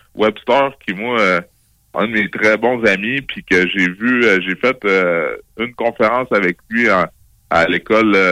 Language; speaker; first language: French; native; French